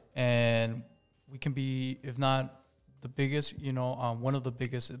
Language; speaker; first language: English; early bilingual, other home language; Spanish